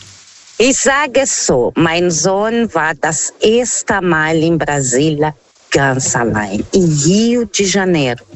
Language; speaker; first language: German; non-native, fluent; Portuguese